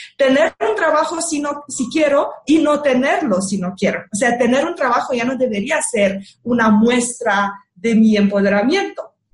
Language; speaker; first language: Spanish; non-native, fluent; Romanian